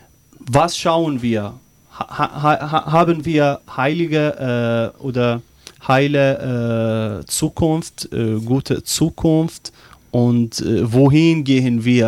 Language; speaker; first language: German; non-native, learner; Arabic